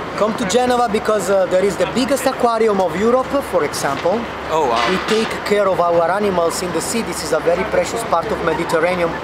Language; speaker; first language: English; non-native, learner; Italian